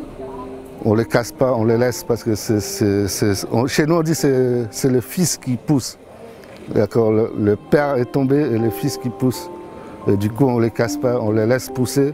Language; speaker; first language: French; non-native, local second language; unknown